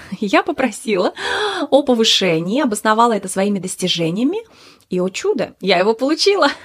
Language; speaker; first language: Russian; native; Russian